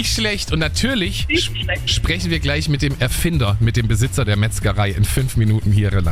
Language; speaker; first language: German; native; German